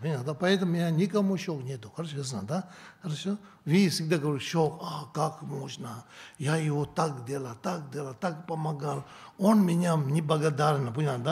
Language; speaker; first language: Russian; non-native, learner; Tibetan